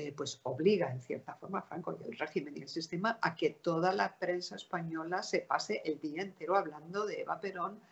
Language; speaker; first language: Spanish; native; Spanish